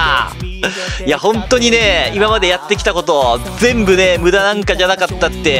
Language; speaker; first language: Japanese; native; Japanese